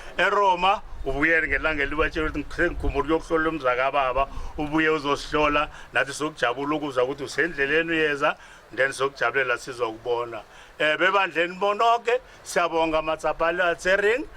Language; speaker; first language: Zulu; non-native, local second language; South Ndebele